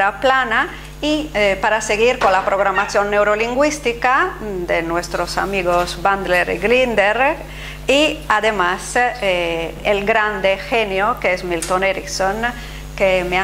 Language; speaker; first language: Spanish; non-native, fluent; Italian